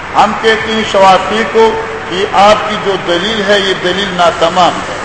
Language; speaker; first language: Urdu; non-native, local second language; Pashto